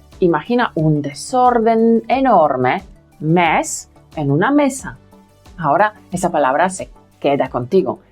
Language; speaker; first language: Spanish; non-native, fluent; Polish